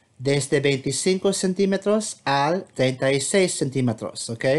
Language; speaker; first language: Spanish; non-native, fluent; English